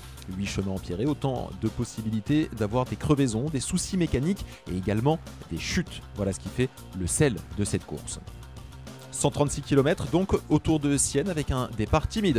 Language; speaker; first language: French; native; French